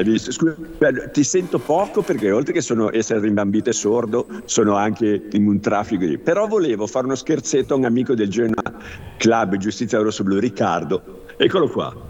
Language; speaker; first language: Italian; native; Italian